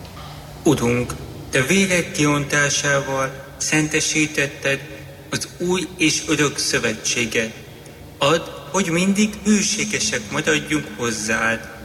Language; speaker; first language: Hungarian; native; Hungarian